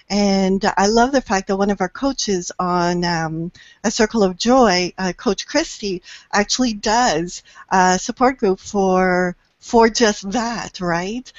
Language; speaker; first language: English; native; English